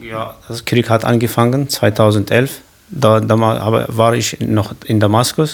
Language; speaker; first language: German; non-native, learner; Kurdish